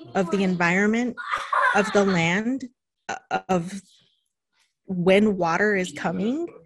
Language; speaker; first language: English; native; English